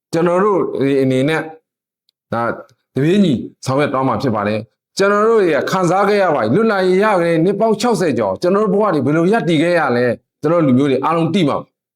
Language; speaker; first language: Burmese; non-native, local second language; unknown